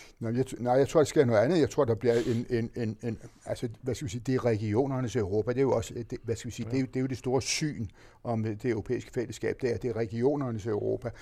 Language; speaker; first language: Danish; native; Danish